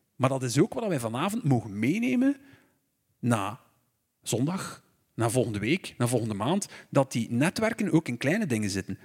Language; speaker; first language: Dutch; native; Dutch